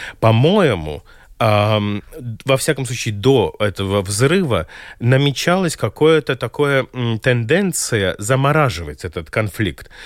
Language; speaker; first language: Russian; non-native, local second language; Latvian